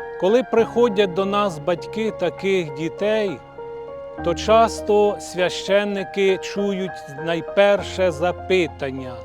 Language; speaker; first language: Ukrainian; native; Ukrainian